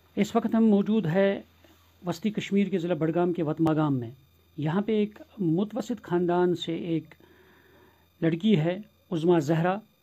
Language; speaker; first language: Hindi; non-native, local second language; Kashmiri